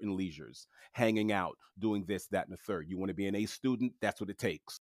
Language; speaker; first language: English; early bilingual, other home language; French